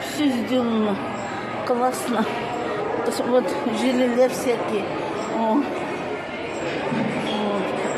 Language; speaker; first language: Russian; non-native, local second language; Tatar